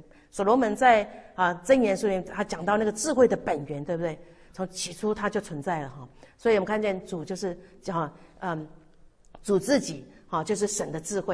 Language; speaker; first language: Chinese; native; Chinese